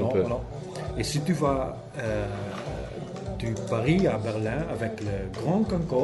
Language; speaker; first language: French; non-native, learner; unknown